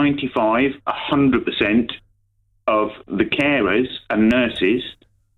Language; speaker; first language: English; native; English